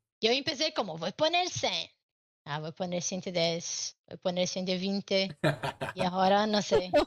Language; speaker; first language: Spanish; non-native, learner; Portuguese